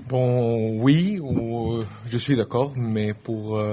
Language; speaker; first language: French; non-native, learner; Arabic